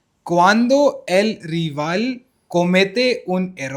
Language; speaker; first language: Spanish; non-native, learner; Hindi